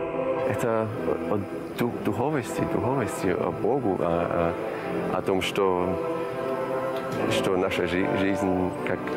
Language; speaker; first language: Russian; non-native, learner; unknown